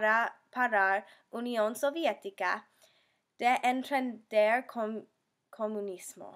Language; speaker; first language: Spanish; non-native, learner; English